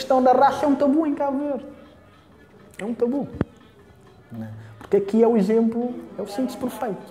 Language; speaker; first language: Portuguese; non-native, local second language; Kabuverdianu